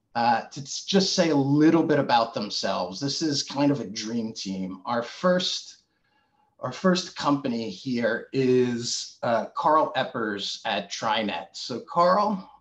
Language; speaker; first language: English; native; English